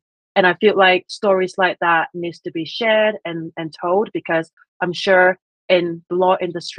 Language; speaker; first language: English; native; English